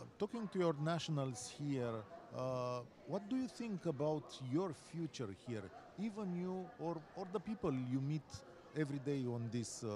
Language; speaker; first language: English; non-native, fluent; Romanian